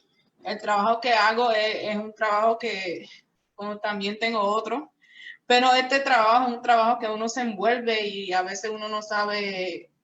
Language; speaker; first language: Spanish; early bilingual, heritage; Spanish